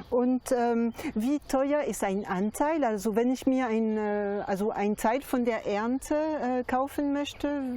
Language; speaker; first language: German; non-native, fluent; French